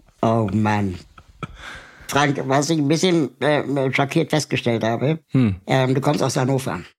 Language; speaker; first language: German; native; German